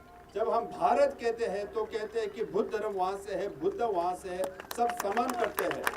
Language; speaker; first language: Hindi; non-native, fluent; Tibetan